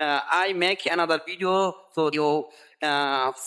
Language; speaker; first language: English; non-native, learner; Bangla